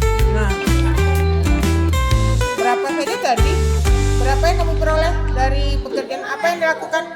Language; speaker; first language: Indonesian; native; Indonesian